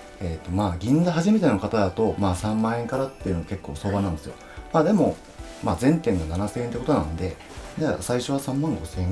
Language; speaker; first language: Japanese; native; Japanese